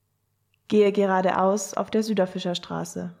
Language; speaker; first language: German; native; German